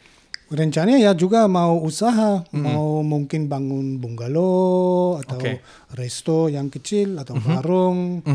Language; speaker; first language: Indonesian; non-native, learner; German